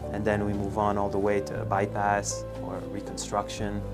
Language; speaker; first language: English; non-native, fluent; Arabic